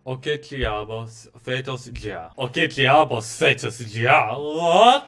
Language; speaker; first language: Portuguese; non-native, learner; English